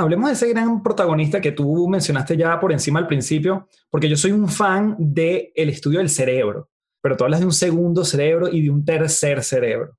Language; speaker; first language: Spanish; native; Spanish